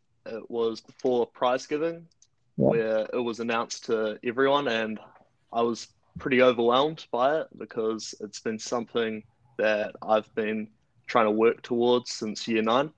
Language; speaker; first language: English; native; English